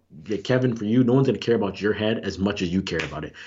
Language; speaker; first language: English; native; English